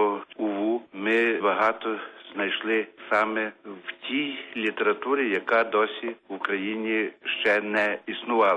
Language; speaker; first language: Ukrainian; native; Ukrainian